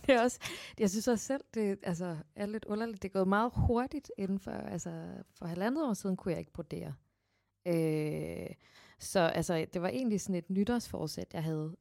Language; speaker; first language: Danish; native; Danish